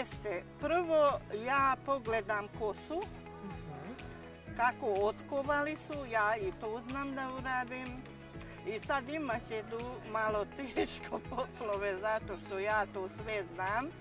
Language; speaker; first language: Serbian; non-native, local second language; Hungarian